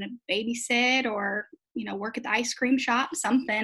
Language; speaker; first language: English; native; English